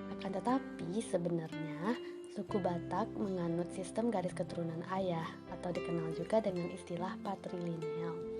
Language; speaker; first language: Indonesian; non-native, local second language; Minangkabau